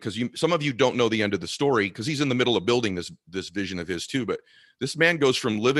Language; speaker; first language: English; native; English